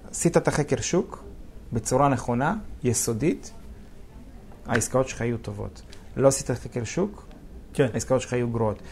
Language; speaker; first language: Hebrew; early bilingual, other home language; Russian